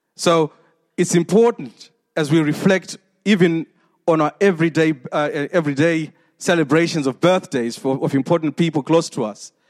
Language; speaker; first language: English; non-native, local second language; Shona